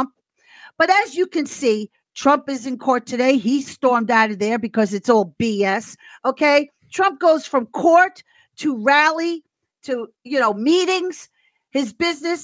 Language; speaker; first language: English; native; English